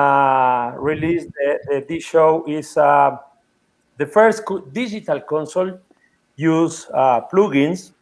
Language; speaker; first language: English; non-native, learner; Spanish